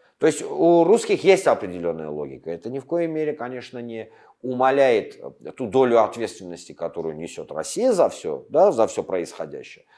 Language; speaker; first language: Russian; non-native, local second language; Armenian